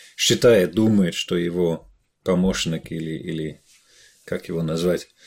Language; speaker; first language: Russian; non-native, fluent; English